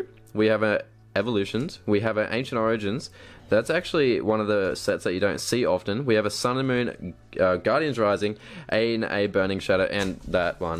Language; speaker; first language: English; native; English